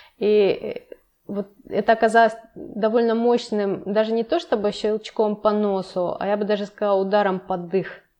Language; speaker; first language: Russian; native; Russian